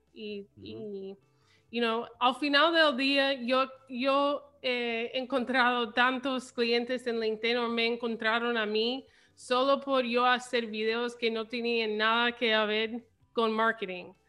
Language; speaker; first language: Spanish; early bilingual, heritage; English